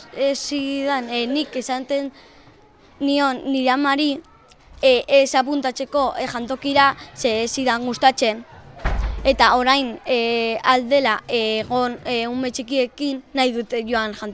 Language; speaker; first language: Basque; non-native, local second language; Spanish